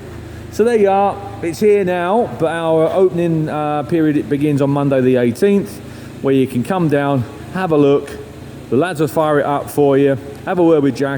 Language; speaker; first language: English; native; English